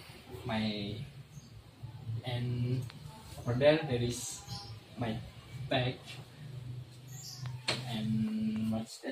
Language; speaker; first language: English; non-native, learner; Indonesian